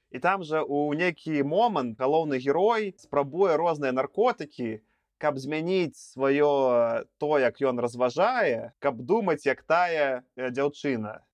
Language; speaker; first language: Belarusian; non-native, local second language; Russian